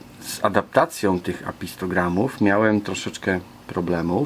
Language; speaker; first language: Polish; native; Polish